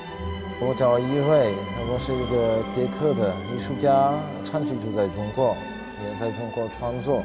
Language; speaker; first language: Chinese; non-native, fluent; Czech